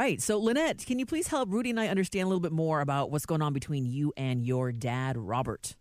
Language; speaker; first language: English; native; English